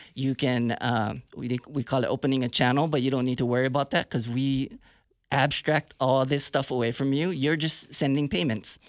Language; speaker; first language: English; native; English